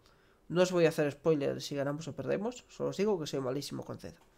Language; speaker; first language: Spanish; native; Spanish